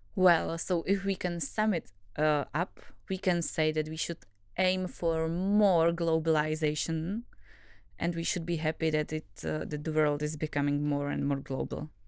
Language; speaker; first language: English; non-native, fluent; Czech